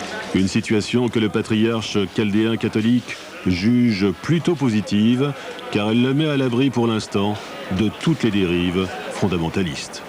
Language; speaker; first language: French; native; French